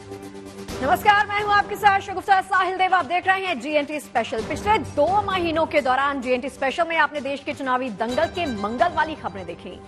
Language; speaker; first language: Hindi; native; Hindi